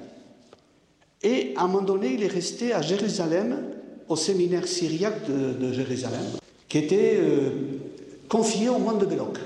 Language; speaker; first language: French; native; French